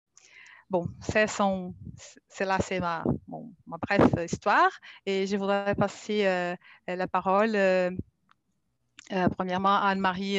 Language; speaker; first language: French; non-native, fluent; Portuguese